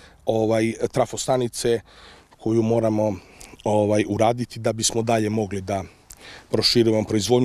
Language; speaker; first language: Serbian; native; Serbian